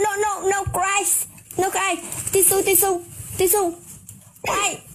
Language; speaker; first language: English; non-native, learner; Vietnamese